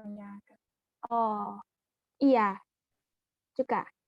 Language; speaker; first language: Indonesian; non-native, learner; Chinese